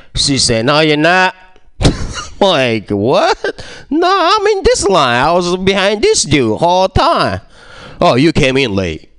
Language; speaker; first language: English; non-native, fluent; Japanese